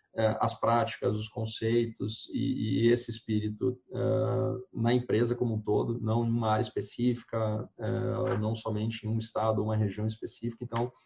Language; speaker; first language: Portuguese; native; Portuguese